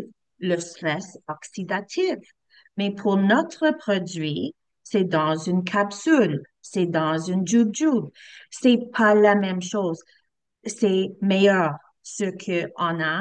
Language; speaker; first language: French; non-native, learner; English